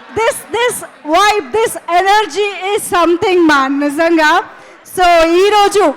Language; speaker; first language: Telugu; native; Telugu